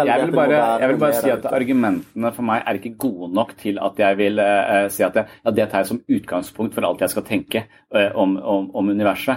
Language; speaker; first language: Norwegian; native; Norwegian